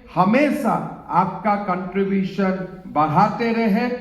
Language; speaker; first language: Hindi; non-native, local second language; Assamese